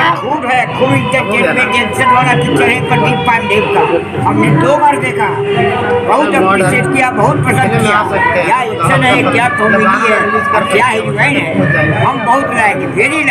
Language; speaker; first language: Hindi; non-native, local second language; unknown